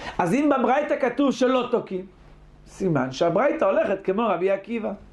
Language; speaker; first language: Hebrew; native; Hebrew